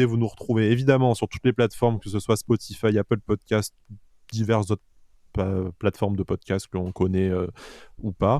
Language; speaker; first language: French; native; French